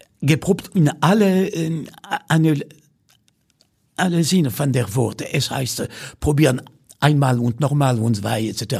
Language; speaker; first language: German; non-native, fluent; French